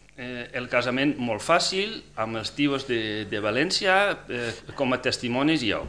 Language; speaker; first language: Catalan; non-native, fluent; Dutch